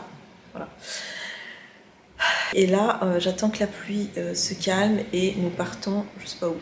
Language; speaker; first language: French; native; French